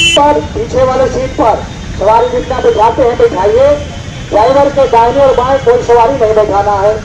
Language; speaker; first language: Hindi; native; Hindi